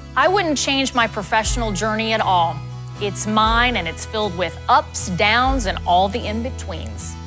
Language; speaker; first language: English; native; English